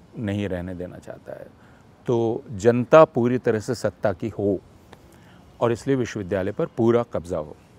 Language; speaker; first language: Hindi; native; Hindi